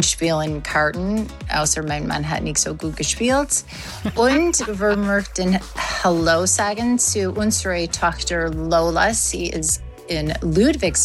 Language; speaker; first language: German; non-native, learner; English